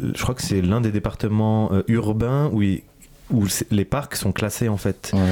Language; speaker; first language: French; native; French